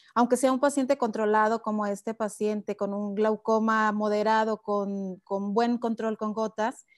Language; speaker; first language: Spanish; native; Spanish